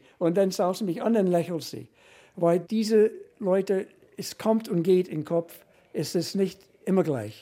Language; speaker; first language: German; non-native, fluent; English